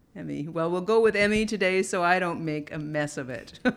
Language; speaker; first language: English; native; English